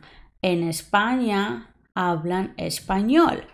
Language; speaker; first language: Spanish; non-native, fluent; English